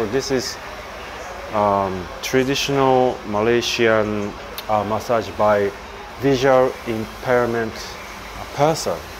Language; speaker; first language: English; non-native, fluent; Japanese